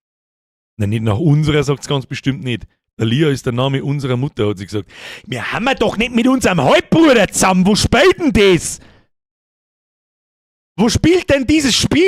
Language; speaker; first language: German; native; German